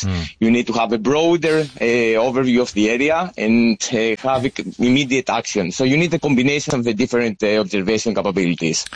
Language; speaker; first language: English; non-native, fluent; Greek